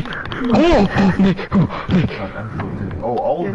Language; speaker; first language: Icelandic; early bilingual, heritage; Icelandic